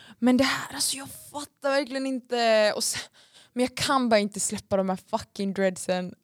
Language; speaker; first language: Swedish; native; Swedish